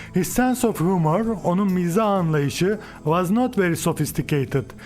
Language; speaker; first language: English; non-native, fluent; Turkish